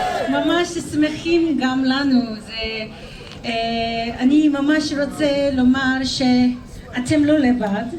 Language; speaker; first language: Hebrew; non-native, learner; Korean